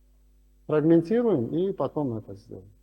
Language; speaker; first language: Russian; non-native, local second language; Uzbek